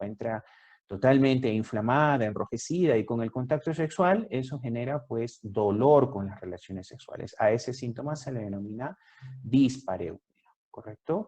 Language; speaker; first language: Spanish; native; Spanish